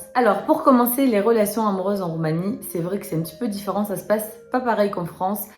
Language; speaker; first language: French; early bilingual, other home language; Romanian